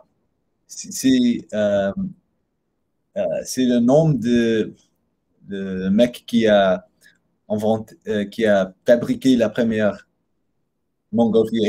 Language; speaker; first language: French; non-native, learner; English